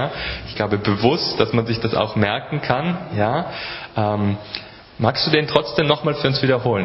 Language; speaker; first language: German; native; German